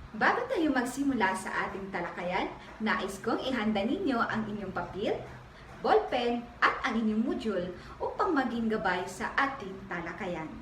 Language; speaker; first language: Filipino; non-native, local second language; Maranao